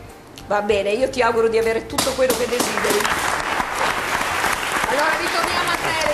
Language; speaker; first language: Italian; native; Italian